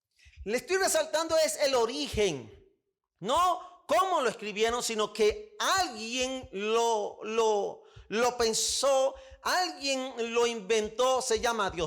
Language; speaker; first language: Spanish; native; Spanish